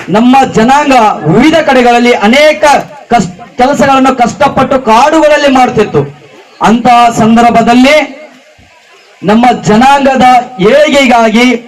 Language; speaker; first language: Kannada; non-native, local second language; Lambadi